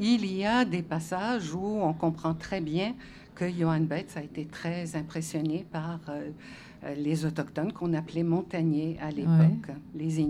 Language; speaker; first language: French; native; French